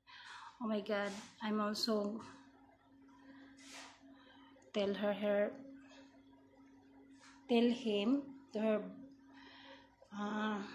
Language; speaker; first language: English; non-native, learner; Filipino